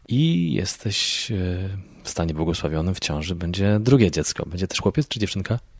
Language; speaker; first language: Polish; native; Polish